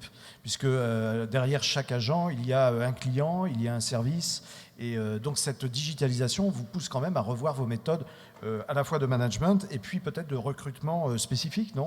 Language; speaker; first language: French; native; French